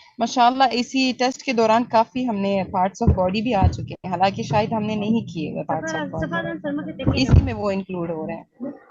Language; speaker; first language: Urdu; native; Urdu